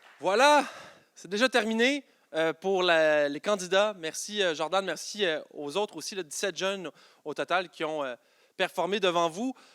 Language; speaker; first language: French; native; French